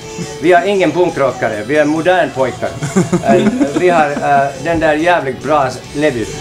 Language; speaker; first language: Swedish; non-native, local second language; Finnish